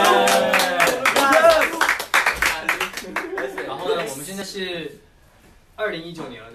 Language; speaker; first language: Chinese; native; Chinese